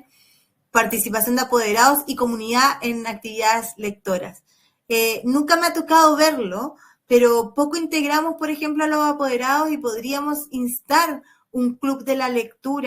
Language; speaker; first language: Spanish; native; Spanish